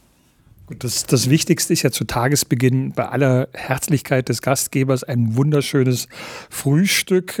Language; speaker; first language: German; native; German